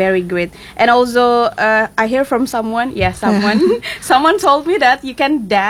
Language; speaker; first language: English; non-native, fluent; Indonesian